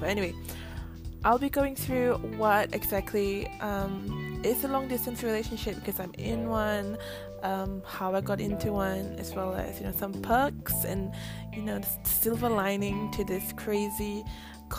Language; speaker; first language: English; native; English